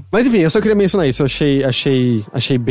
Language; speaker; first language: Portuguese; native; Portuguese